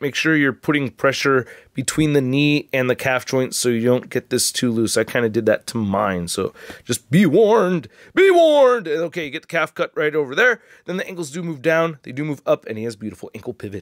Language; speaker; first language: English; native; English